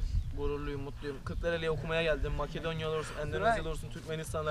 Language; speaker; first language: Turkish; native; Turkish